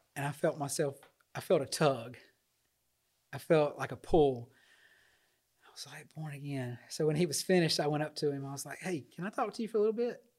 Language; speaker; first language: English; native; English